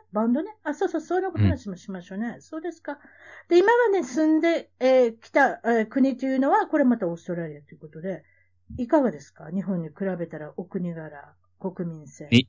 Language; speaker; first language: Japanese; native; Japanese